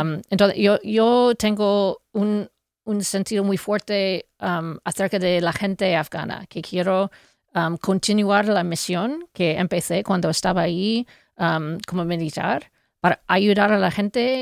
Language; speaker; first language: Spanish; non-native, fluent; English